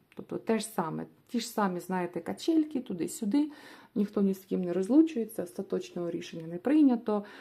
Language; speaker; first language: Ukrainian; non-native, local second language; Russian